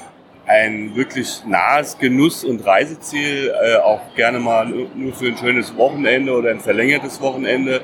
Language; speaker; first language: German; native; German